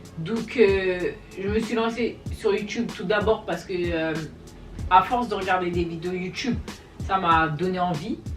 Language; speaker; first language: French; native; French